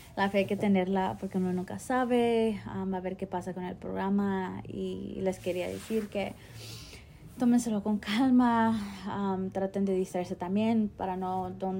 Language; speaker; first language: Spanish; early bilingual, heritage; Spanish